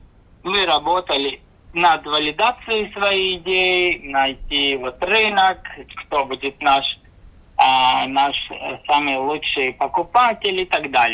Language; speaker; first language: Russian; non-native, local second language; Latvian